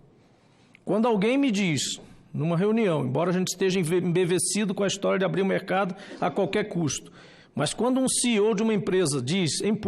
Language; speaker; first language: Portuguese; native; Portuguese